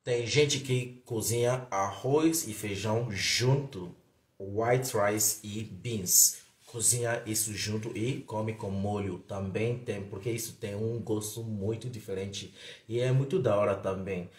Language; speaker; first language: Portuguese; non-native, fluent; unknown